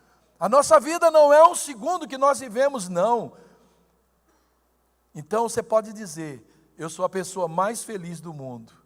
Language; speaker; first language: Portuguese; native; Portuguese